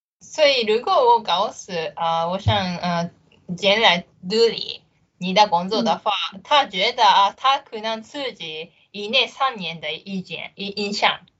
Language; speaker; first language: Chinese; non-native, learner; Japanese